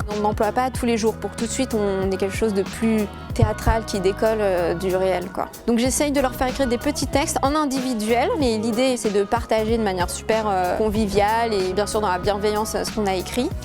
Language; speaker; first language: French; native; French